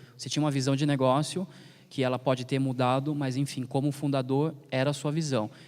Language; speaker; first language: Portuguese; native; Portuguese